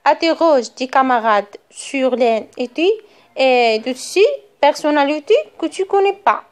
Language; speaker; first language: French; non-native, local second language; Arabic